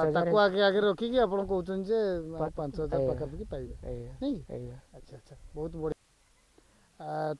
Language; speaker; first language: Odia; native; Odia